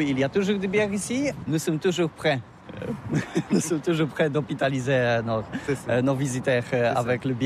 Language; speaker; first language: French; non-native, learner; Polish